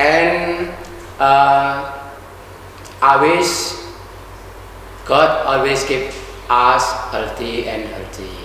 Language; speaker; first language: English; non-native, fluent; Indonesian